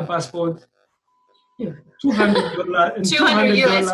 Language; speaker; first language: English; non-native, local second language; Swahili